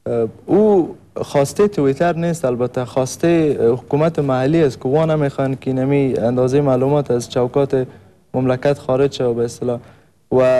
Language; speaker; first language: Persian; native; Persian